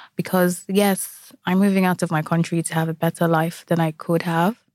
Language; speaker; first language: English; non-native, local second language; Igbo